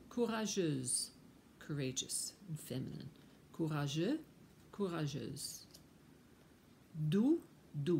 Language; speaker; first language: French; non-native, fluent; English